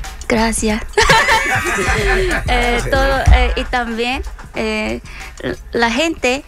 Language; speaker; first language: Spanish; non-native, learner; Korean